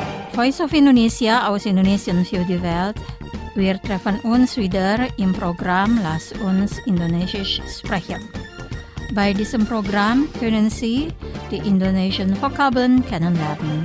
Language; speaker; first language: German; non-native, fluent; Indonesian